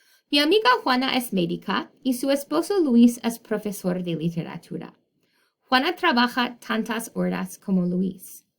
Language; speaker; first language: Spanish; non-native, fluent; English